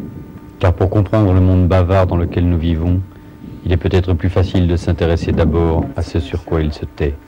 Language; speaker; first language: French; native; French